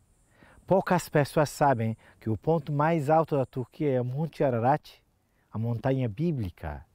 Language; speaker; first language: Portuguese; non-native, fluent; Turkish